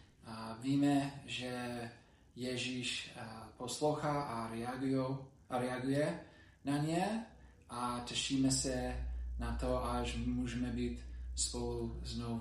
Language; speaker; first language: Czech; non-native, learner; English